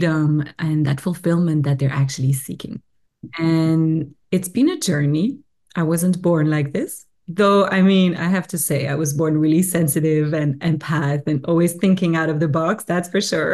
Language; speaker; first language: English; non-native, fluent; French